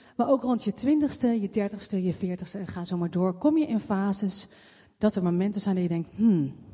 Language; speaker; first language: Dutch; native; Dutch